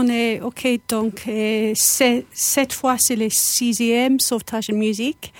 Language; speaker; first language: French; non-native, fluent; English